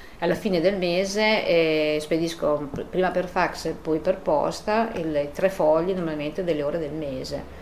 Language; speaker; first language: Italian; native; Italian